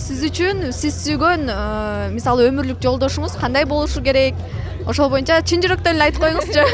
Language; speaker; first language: Kyrgyz; native; Kyrgyz